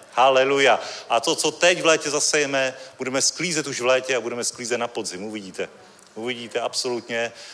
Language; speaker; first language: Czech; native; Czech